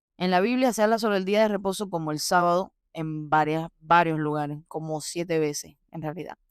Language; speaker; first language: Spanish; early bilingual, heritage; Spanish